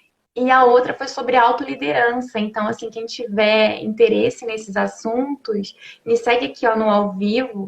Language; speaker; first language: Portuguese; native; Portuguese